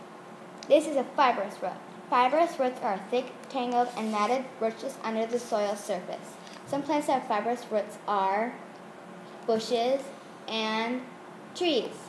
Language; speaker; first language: English; native; English